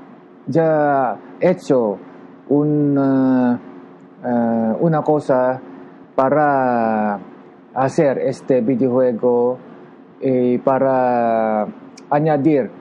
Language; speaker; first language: Spanish; non-native, learner; Japanese